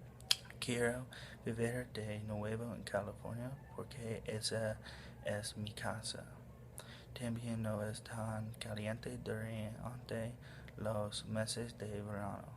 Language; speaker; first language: Spanish; non-native, learner; English